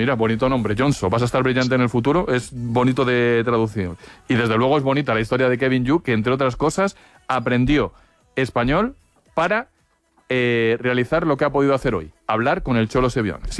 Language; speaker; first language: Spanish; native; Spanish